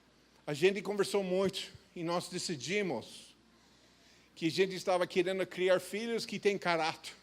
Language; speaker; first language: Portuguese; non-native, fluent; English